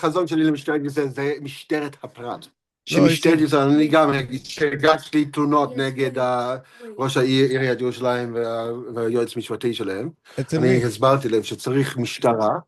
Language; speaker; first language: Hebrew; non-native, fluent; English